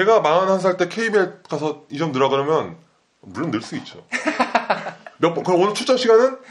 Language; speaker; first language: Korean; native; Korean